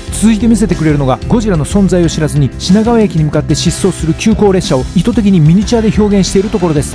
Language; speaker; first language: Japanese; native; Japanese